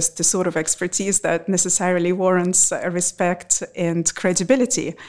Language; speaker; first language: English; non-native, fluent; Russian